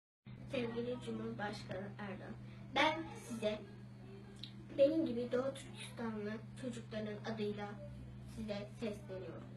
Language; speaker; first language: Turkish; early bilingual, other home language; Uyghur